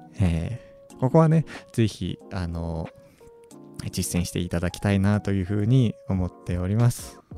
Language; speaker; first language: Japanese; native; Japanese